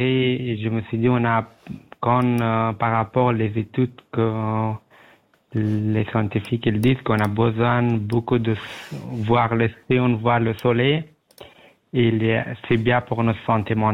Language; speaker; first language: French; non-native, learner; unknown